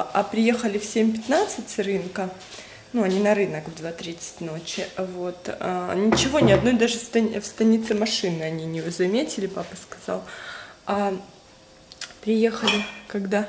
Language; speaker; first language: Russian; native; Russian